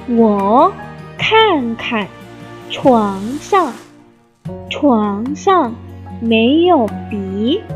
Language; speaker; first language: Chinese; non-native, fluent; Indonesian